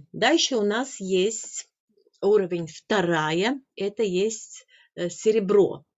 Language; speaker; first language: Russian; non-native, fluent; Latvian